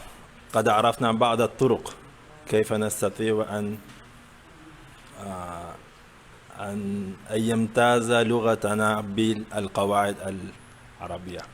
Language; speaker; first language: Arabic; non-native, fluent; Malay